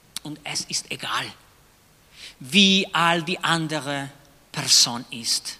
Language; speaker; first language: German; non-native, fluent; Spanish